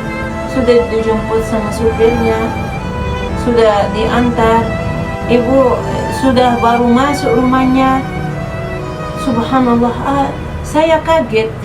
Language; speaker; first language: Indonesian; non-native, fluent; Arabic